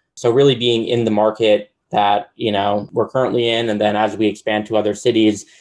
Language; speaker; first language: English; native; English